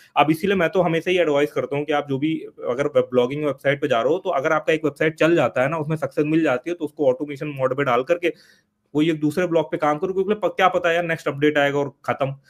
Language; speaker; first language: Hindi; native; Hindi